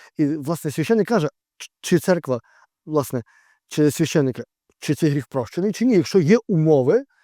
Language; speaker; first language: Ukrainian; native; Ukrainian